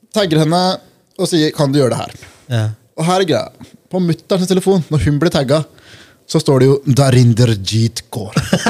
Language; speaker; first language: Norwegian; early bilingual, other home language; Punjabi